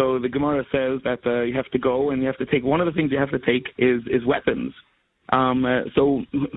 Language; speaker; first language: English; native; English